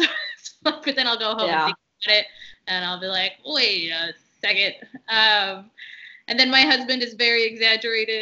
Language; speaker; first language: English; early bilingual, other home language; Arabic